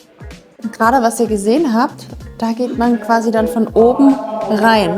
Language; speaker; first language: German; native; German